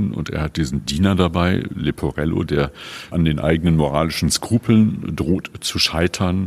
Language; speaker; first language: German; native; German